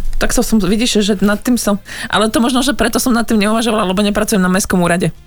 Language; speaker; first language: Slovak; native; Slovak